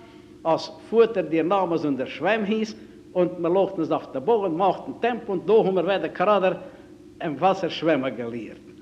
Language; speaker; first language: German; native; German